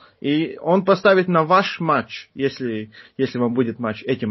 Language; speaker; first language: Russian; non-native, fluent; Latvian